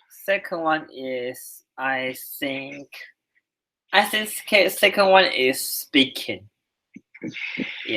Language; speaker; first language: English; non-native, learner; Chinese